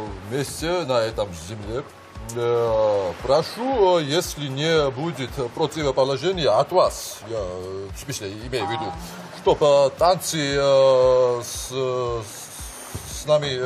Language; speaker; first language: Russian; non-native, learner; Georgian